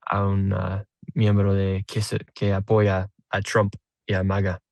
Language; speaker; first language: Spanish; non-native, learner; English